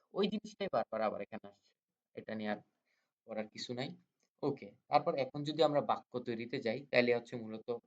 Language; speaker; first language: Bangla; native; Bangla